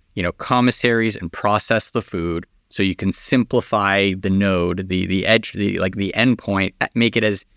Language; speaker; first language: English; native; English